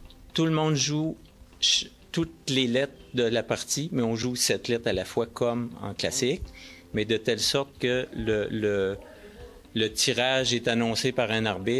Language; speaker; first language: French; native; French